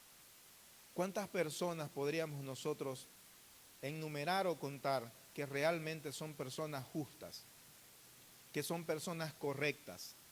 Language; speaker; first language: Spanish; native; Spanish